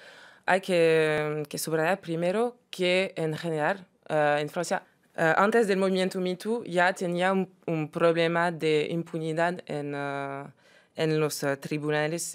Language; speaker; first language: Spanish; non-native, fluent; French